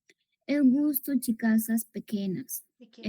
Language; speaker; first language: Portuguese; non-native, learner; Spanish